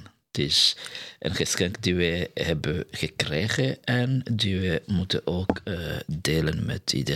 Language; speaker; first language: Dutch; non-native, fluent; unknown